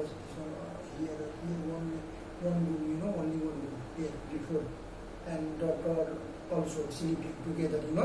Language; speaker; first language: English; non-native, learner; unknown